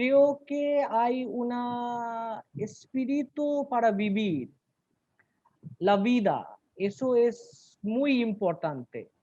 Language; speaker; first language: Spanish; non-native, learner; Bangla